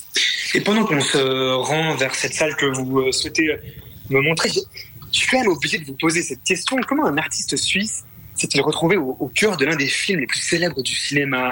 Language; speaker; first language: French; native; French